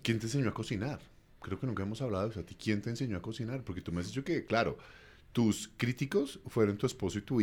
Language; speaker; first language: Spanish; native; Spanish